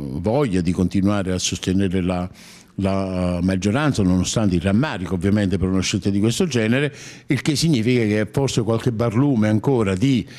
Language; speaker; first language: Italian; native; Italian